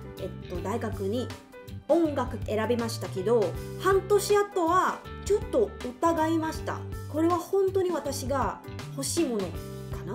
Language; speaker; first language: Japanese; non-native, learner; Chinese